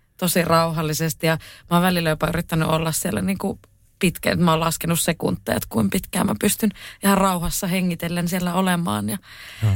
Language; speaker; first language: Finnish; native; Finnish